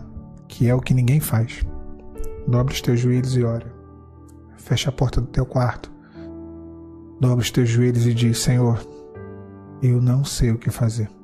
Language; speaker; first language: Portuguese; native; Portuguese